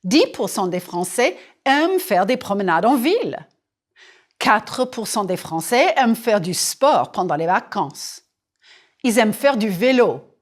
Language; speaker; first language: French; non-native, fluent; English